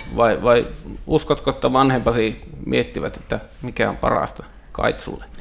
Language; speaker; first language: Finnish; native; Finnish